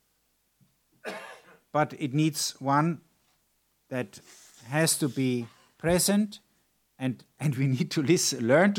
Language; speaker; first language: English; non-native, fluent; German